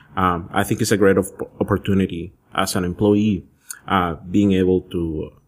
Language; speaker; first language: English; early bilingual, other home language; Spanish